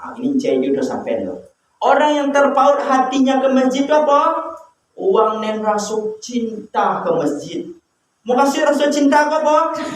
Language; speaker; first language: Malay; non-native, local second language; Minangkabau